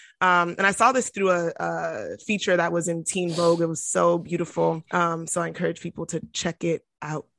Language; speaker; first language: English; native; English